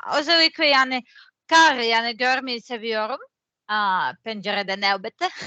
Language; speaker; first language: Turkish; non-native, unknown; Serbian